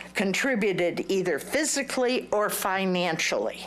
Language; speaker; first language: English; native; English